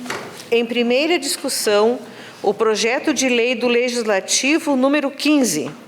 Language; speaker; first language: Portuguese; native; Portuguese